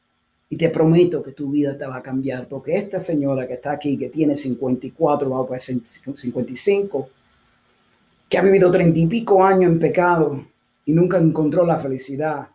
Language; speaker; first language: Spanish; early bilingual, heritage; Spanish